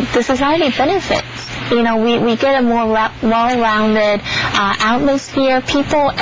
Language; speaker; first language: English; early bilingual, other home language; Chinese